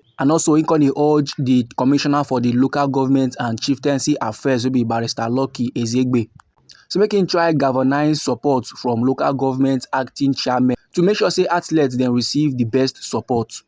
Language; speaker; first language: Nigerian Pidgin; native; Nigerian Pidgin